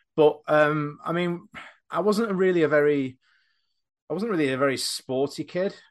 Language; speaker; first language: English; native; English